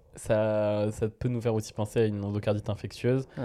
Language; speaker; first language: French; native; French